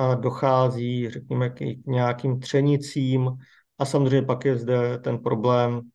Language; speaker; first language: Czech; native; Czech